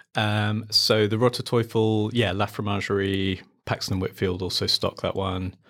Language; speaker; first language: English; native; English